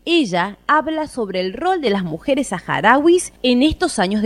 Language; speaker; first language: Spanish; native; Spanish